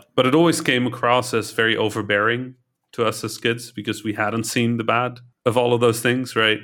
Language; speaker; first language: English; early bilingual, heritage; Dutch